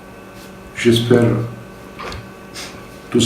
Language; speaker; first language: French; non-native, fluent; Bulgarian